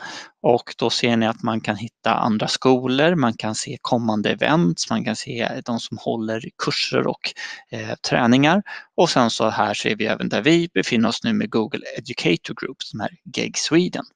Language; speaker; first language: Swedish; native; Swedish